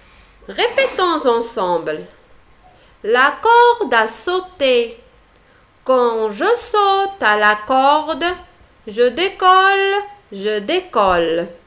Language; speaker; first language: French; non-native, local second language; Arabic